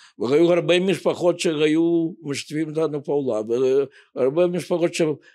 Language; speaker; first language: Hebrew; non-native, fluent; Russian